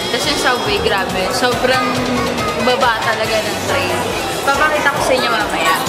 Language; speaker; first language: Filipino; native; Filipino